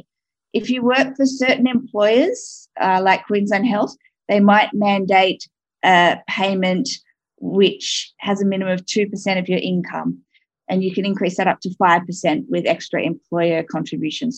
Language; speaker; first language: English; native; English